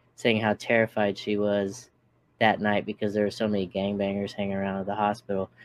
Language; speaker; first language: English; native; English